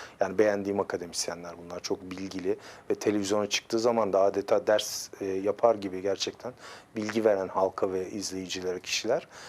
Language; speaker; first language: Turkish; native; Turkish